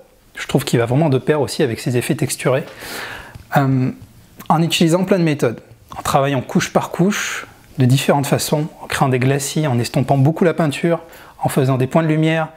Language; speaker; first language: French; native; French